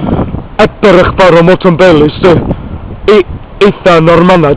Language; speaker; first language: Welsh; non-native, local second language; English